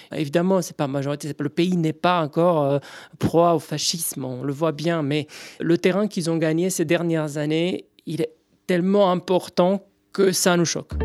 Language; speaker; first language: French; non-native, fluent; Romanian